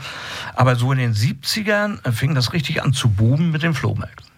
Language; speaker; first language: German; native; German